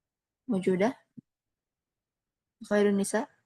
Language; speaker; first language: Arabic; non-native, fluent; Indonesian